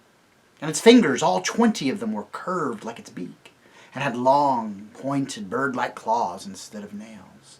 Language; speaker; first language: English; native; English